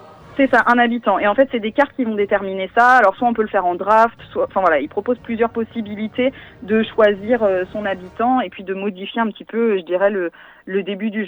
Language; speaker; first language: French; native; French